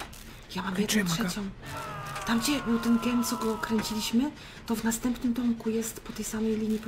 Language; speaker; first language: Polish; native; Polish